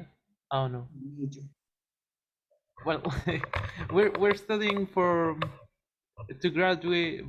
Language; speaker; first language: English; non-native, learner; Spanish